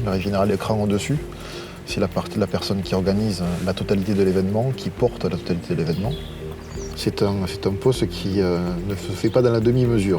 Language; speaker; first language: French; native; French